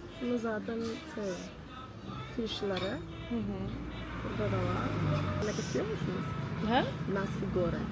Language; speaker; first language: Turkish; non-native, learner; Indonesian